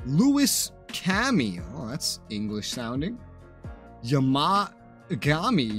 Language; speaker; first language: English; native; English